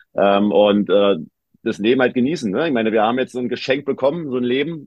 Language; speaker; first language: German; native; German